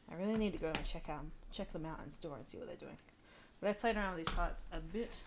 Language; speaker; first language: English; native; English